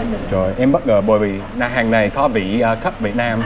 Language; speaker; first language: Vietnamese; non-native, learner; English